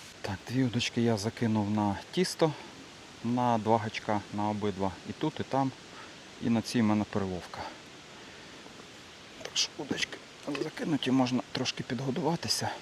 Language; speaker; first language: Ukrainian; native; Ukrainian